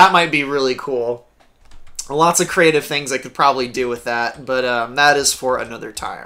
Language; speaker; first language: English; native; English